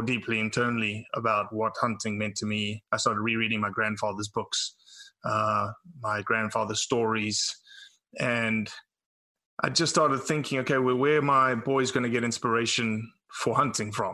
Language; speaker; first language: English; native; English